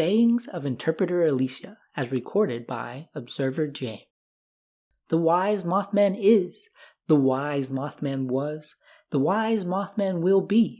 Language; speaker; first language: English; native; English